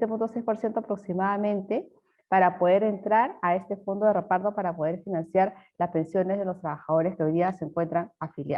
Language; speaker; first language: Spanish; native; Spanish